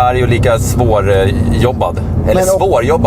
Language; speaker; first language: Swedish; native; Swedish